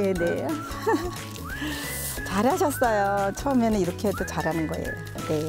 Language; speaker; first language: Korean; native; Korean